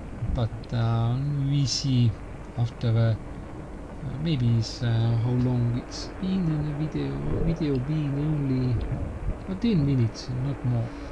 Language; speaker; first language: English; non-native, learner; Estonian